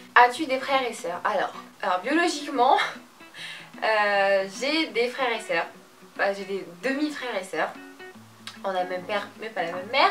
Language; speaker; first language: French; early bilingual, other home language; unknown